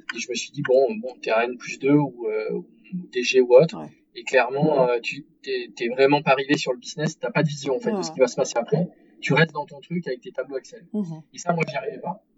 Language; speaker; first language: French; native; French